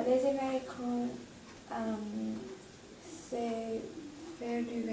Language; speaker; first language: French; non-native, learner; English